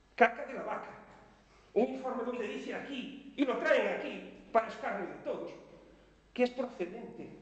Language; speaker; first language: Spanish; non-native, local second language; Galician